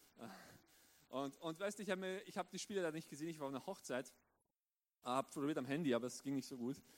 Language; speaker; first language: German; early bilingual, other home language; Romanian